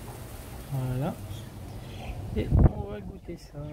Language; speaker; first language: French; native; French